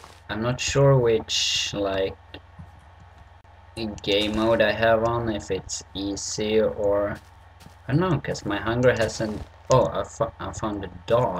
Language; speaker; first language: English; non-native, fluent; Swedish